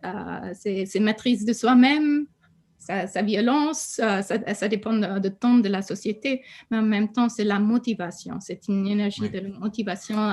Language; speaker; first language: French; non-native, fluent; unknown